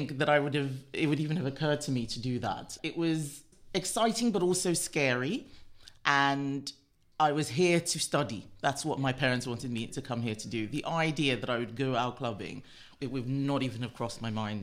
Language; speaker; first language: English; non-native, local second language; Yoruba